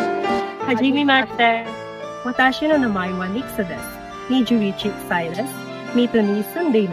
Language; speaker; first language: Japanese; non-native, learner; Filipino